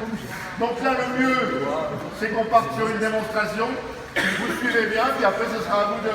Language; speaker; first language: French; native; French